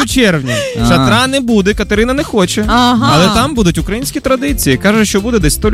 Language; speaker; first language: Ukrainian; native; Ukrainian